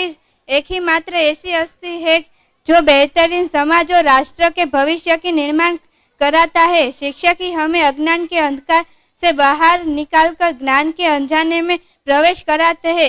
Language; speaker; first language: Hindi; non-native, local second language; Gujarati